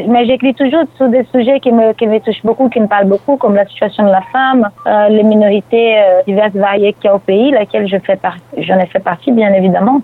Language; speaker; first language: French; non-native, fluent; Portuguese